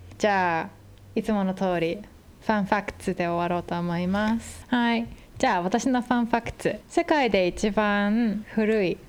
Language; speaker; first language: Japanese; early bilingual, heritage; Japanese